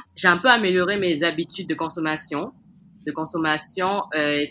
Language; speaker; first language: French; native; French